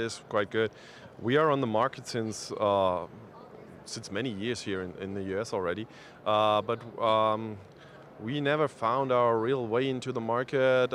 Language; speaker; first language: English; non-native, fluent; German